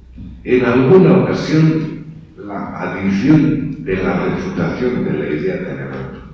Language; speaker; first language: Spanish; native; Spanish